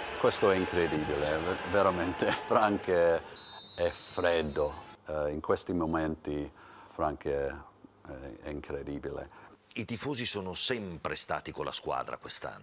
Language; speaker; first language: Italian; non-native, learner; English